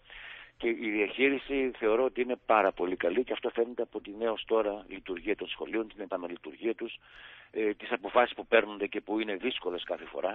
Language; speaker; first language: Greek; native; Greek